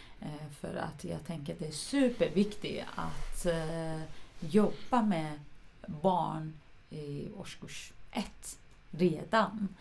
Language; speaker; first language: Swedish; non-native, fluent; Persian